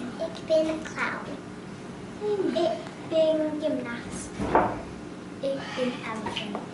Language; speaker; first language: German; non-native, learner; English